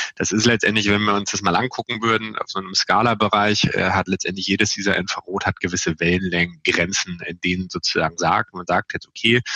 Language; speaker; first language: German; native; German